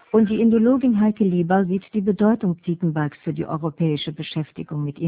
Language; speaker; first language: German; native; German